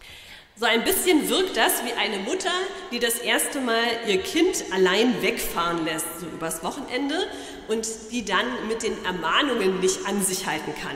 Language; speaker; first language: German; native; German